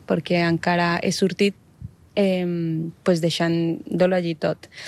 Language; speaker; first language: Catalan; non-native, learner; Spanish